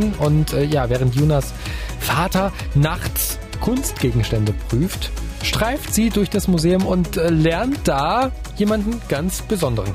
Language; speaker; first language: German; native; German